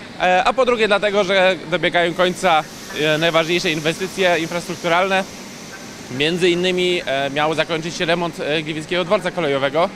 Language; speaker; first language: Polish; native; Polish